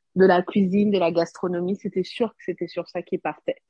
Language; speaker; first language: French; non-native, local second language; Rundi